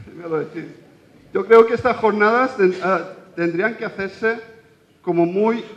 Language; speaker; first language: Spanish; non-native, local second language; Catalan